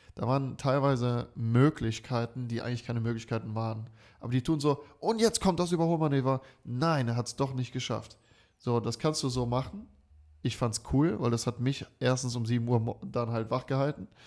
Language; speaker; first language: German; native; German